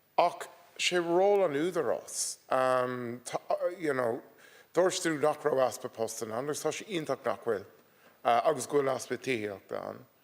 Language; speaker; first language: Irish; non-native, local second language; English